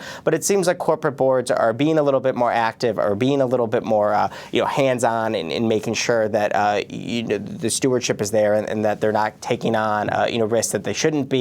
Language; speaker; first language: English; native; English